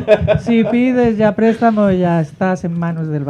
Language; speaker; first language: Spanish; native; Spanish